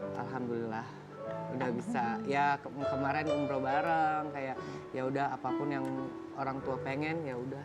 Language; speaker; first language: Indonesian; native; Indonesian